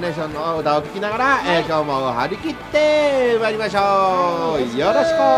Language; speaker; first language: Japanese; native; Japanese